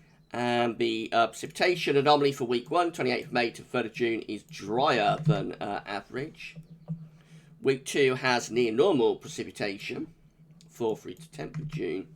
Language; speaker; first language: English; native; English